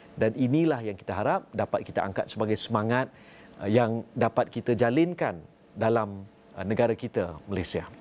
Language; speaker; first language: Malay; native; Malay